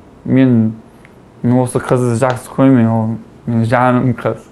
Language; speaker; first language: Kazakh; non-native, learner; English